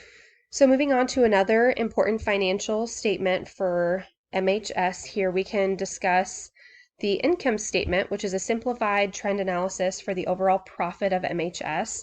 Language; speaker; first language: English; native; English